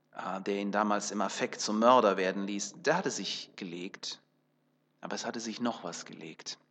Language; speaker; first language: German; early bilingual, other home language; Russian